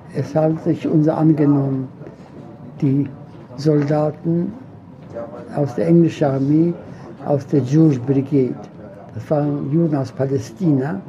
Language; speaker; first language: German; non-native, fluent; Polish